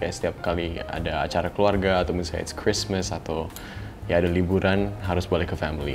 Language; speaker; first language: Indonesian; non-native, fluent; English